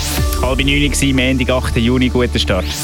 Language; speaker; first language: German; native; German